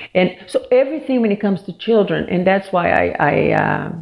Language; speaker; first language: English; non-native, fluent; Portuguese